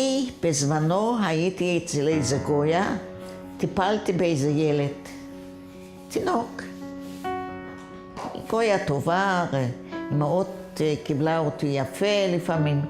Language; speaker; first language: Hebrew; non-native, fluent; Yiddish